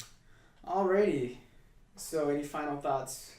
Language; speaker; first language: English; native; English